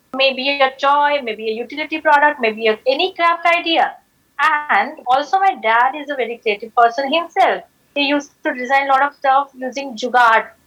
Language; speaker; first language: English; non-native, local second language; Marathi